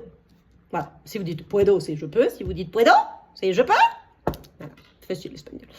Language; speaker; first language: French; native; French